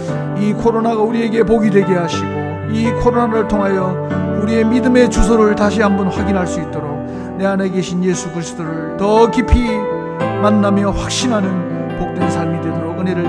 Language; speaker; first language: Korean; native; Korean